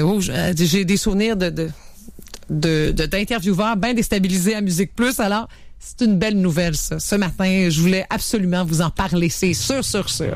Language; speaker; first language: French; native; French